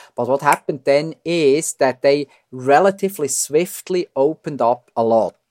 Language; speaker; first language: English; non-native, fluent; German